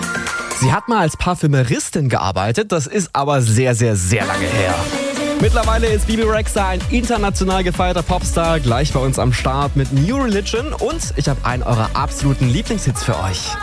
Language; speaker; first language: German; native; German